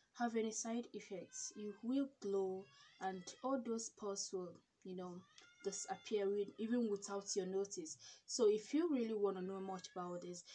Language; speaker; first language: English; non-native, local second language; Igbo